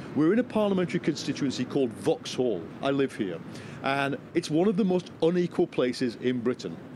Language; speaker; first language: English; native; English